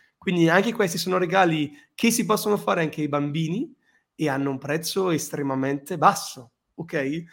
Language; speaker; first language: Italian; native; Italian